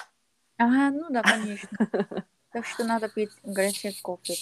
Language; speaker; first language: Russian; non-native, learner; Korean